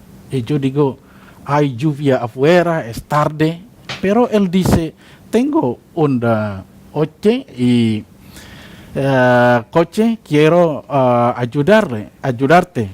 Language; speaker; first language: Spanish; non-native, learner; Indonesian